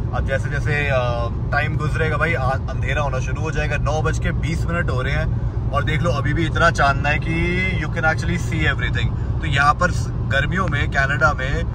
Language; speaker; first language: Hindi; native; Hindi